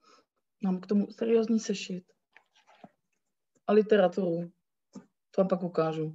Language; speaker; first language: Czech; native; Czech